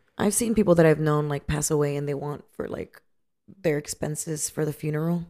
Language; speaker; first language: English; non-native, fluent; Spanish